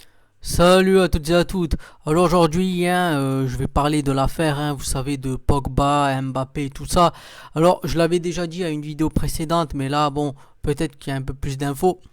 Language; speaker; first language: French; native; French